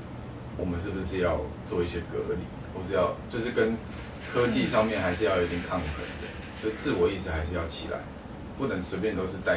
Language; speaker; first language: Chinese; native; Chinese